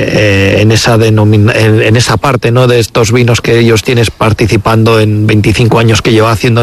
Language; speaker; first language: Spanish; native; Spanish